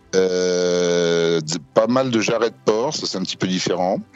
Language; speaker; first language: French; native; French